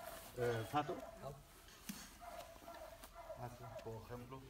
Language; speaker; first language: Spanish; non-native, learner; German